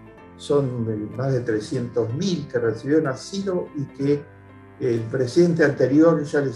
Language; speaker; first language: Spanish; native; Spanish